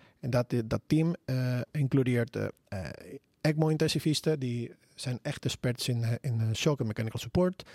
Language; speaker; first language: Dutch; non-native, fluent; Spanish